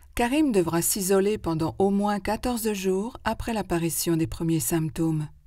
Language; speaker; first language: French; native; French